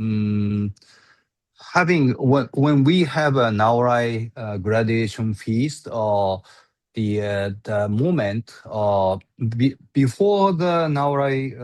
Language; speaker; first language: English; non-native, learner; Japanese